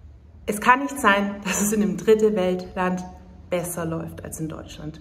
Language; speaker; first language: German; native; German